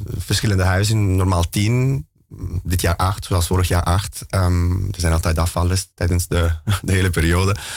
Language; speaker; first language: Dutch; non-native, fluent; Italian